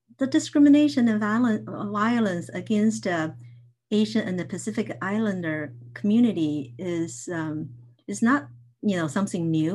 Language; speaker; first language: English; non-native, fluent; Chinese